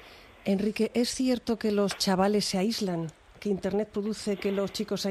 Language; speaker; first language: Spanish; native; Spanish